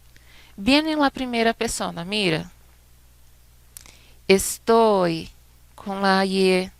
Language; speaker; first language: Spanish; non-native, fluent; Portuguese